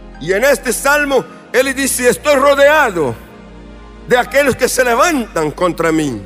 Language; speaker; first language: Spanish; non-native, fluent; Portuguese